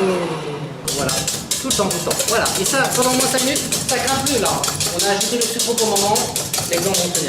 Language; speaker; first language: French; native; French